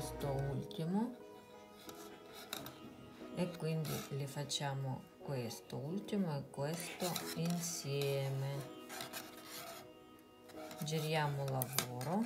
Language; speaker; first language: Italian; non-native, fluent; Russian